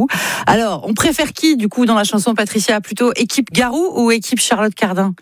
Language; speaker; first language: French; native; French